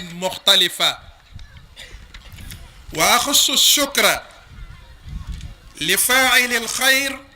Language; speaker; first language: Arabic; non-native, fluent; Wolof